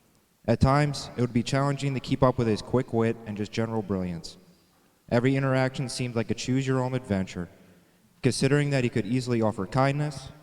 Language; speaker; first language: English; native; English